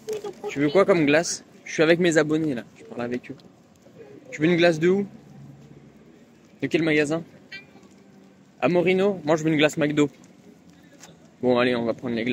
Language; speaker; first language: French; native; French